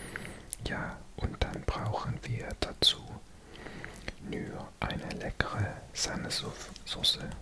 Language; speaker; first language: German; non-native, learner; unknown